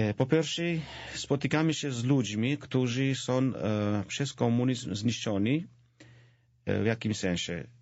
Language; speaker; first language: Polish; non-native, fluent; Georgian